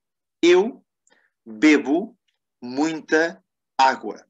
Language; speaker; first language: Portuguese; non-native, fluent; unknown